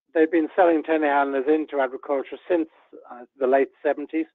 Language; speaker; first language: English; native; English